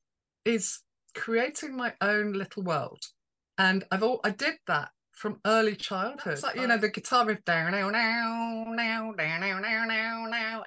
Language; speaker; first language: English; native; English